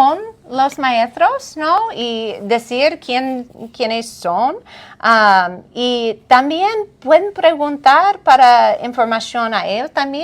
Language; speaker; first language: Spanish; non-native, fluent; English